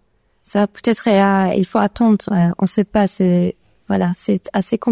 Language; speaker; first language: French; non-native, learner; Persian